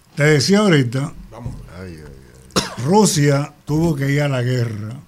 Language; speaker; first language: Spanish; native; Spanish